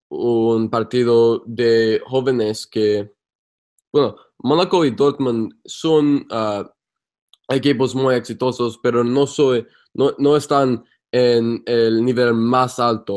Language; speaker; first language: Spanish; non-native, fluent; English